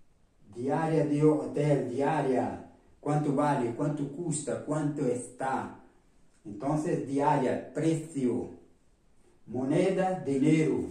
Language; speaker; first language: Spanish; non-native, fluent; Portuguese